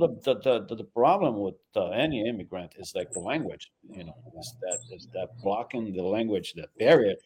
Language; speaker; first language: English; non-native, fluent; Portuguese